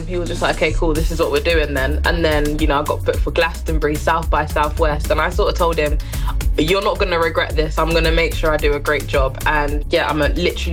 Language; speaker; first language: English; non-native, local second language; French